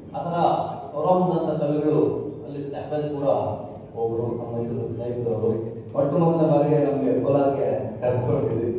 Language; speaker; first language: Kannada; native; Kannada